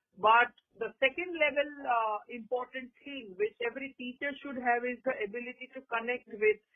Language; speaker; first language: English; non-native, local second language; Gujarati